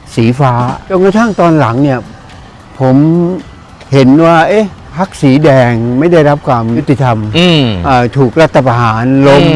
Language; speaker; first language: Thai; native; Thai